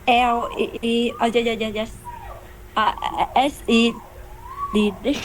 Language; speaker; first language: English; non-native, learner; Vietnamese